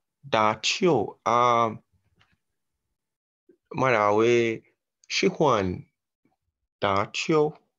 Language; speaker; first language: Chinese; non-native, learner; English